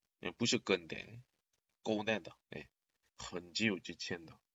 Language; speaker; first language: Chinese; non-native, learner; Korean